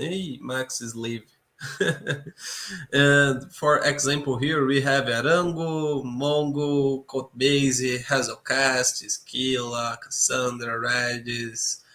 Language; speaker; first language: English; non-native, learner; Portuguese